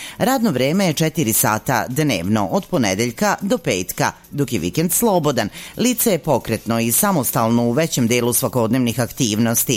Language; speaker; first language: Serbian; native; Serbian